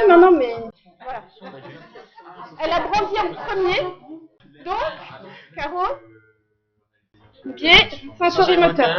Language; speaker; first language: French; native; French